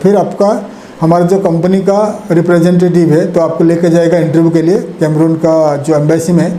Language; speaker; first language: Hindi; non-native, local second language; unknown